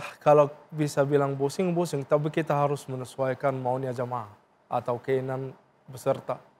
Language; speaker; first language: Indonesian; non-native, fluent; Arabic